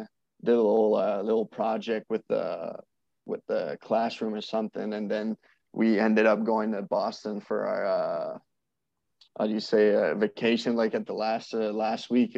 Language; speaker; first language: English; non-native, fluent; French